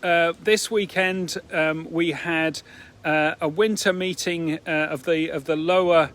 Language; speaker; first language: English; native; English